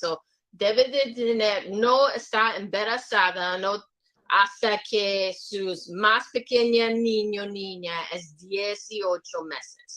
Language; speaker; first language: Spanish; non-native, learner; English